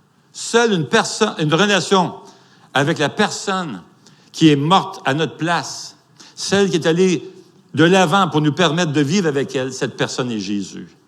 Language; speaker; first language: French; native; French